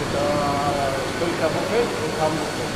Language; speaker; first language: Russian; non-native, learner; Arabic